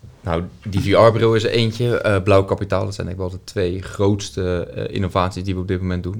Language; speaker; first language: Dutch; native; Dutch